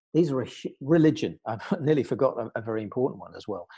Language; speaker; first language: English; native; English